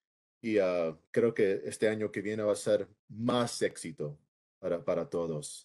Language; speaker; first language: Spanish; early bilingual, heritage; English